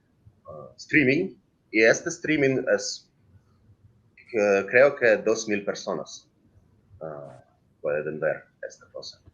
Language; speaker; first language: Spanish; non-native, learner; Ukrainian